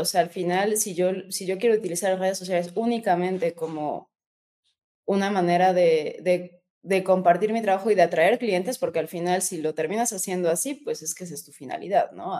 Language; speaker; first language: Spanish; native; Spanish